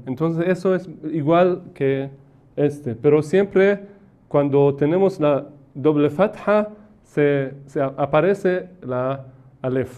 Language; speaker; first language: Spanish; non-native, fluent; Persian